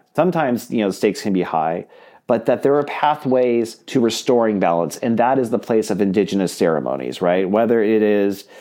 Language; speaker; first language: English; native; English